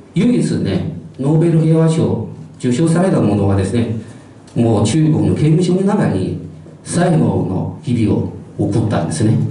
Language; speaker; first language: Japanese; non-native, fluent; Chinese